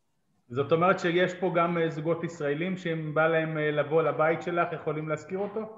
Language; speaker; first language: Hebrew; native; Hebrew